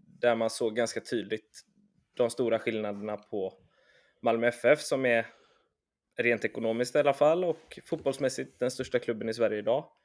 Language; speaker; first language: Swedish; native; Swedish